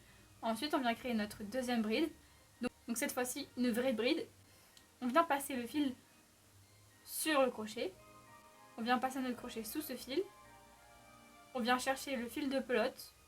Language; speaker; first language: French; native; French